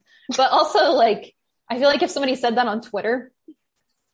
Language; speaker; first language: English; native; English